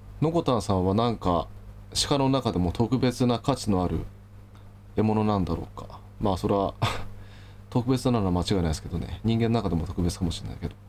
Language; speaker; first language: Japanese; native; Japanese